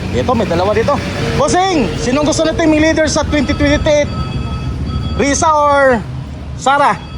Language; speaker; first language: Filipino; native; Filipino